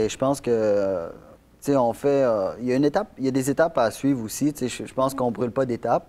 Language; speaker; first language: French; native; French